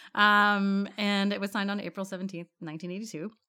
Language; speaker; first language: English; native; English